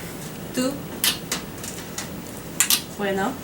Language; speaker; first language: Spanish; non-native, learner; English